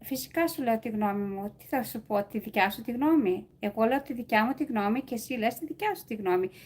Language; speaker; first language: Greek; early bilingual, other home language; English